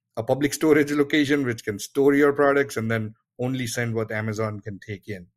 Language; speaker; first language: English; non-native, local second language; Gujarati